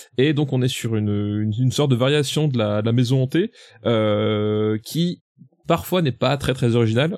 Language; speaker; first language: French; native; French